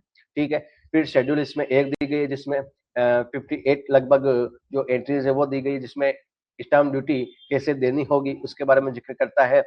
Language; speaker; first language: Hindi; native; Hindi